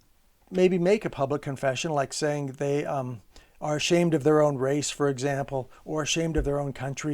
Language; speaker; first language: English; native; English